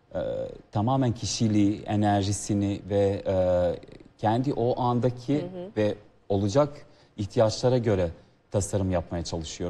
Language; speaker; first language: Turkish; non-native, fluent; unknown